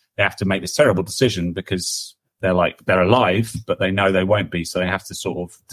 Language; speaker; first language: English; native; English